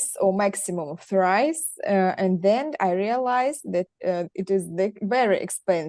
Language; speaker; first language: English; non-native, learner; Russian